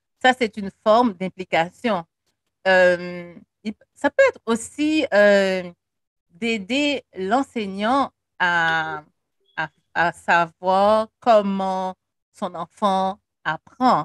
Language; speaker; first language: French; non-native, local second language; Haitian Creole